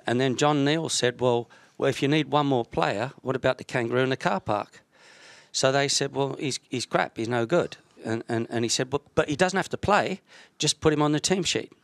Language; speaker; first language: English; native; English